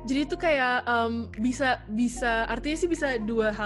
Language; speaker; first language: Indonesian; early bilingual, heritage; Indonesian